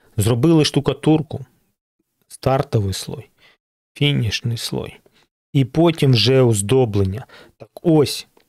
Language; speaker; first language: Ukrainian; non-native, local second language; Russian